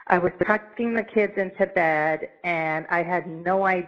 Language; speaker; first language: English; native; English